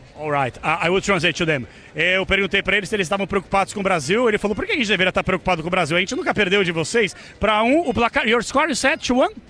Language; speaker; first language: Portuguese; native; Portuguese